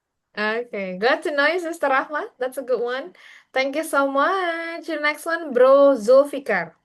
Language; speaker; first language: English; non-native, fluent; Indonesian